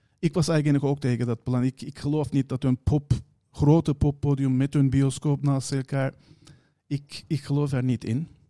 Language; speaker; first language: Dutch; non-native, fluent; Turkish